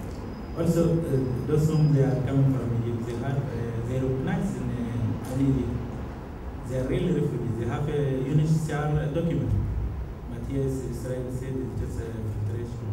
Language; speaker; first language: English; non-native, learner; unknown